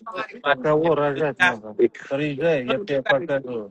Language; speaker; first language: Russian; non-native, learner; Uzbek